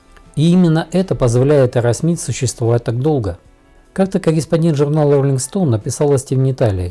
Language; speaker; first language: Russian; native; Russian